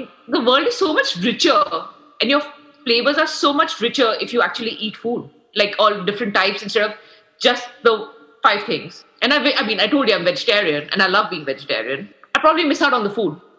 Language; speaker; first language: English; non-native, local second language; Hindi